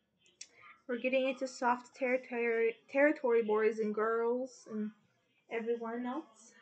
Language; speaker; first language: English; native; English